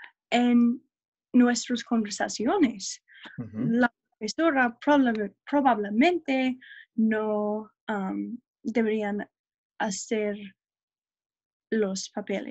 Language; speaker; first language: Spanish; non-native, learner; English